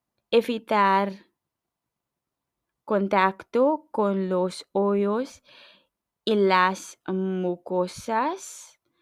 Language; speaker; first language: Spanish; non-native, learner; English